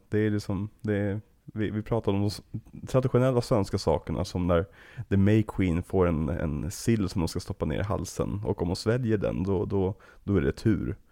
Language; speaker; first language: Swedish; native; Swedish